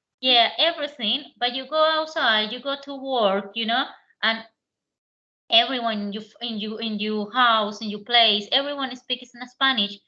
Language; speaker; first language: English; non-native, learner; Spanish